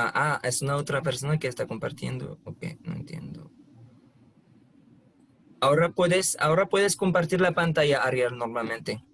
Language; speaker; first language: Spanish; non-native, fluent; French